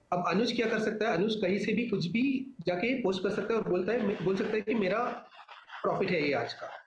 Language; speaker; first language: Hindi; non-native, local second language; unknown